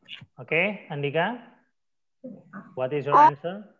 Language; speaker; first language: English; non-native, learner; Indonesian